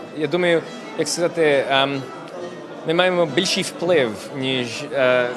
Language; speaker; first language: Ukrainian; early bilingual, heritage; Ukrainian